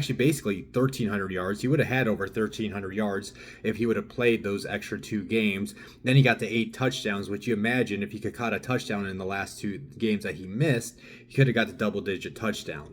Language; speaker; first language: English; native; English